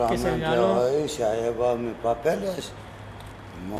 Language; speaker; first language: Spanish; non-native, learner; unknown